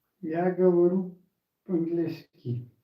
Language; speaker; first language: Russian; non-native, learner; Slovenian